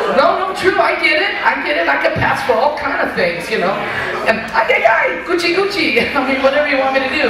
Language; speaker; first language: English; native; English